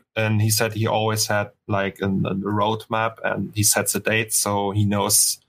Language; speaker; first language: English; non-native, fluent; German